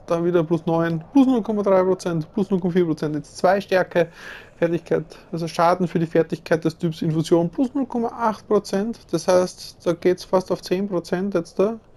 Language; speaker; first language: German; native; German